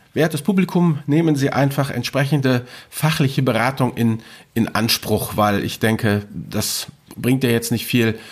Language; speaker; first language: German; native; German